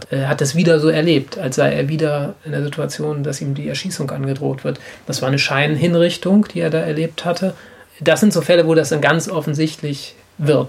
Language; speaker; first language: German; native; German